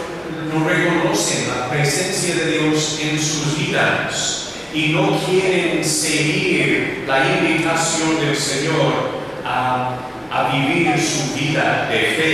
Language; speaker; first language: Spanish; non-native, learner; English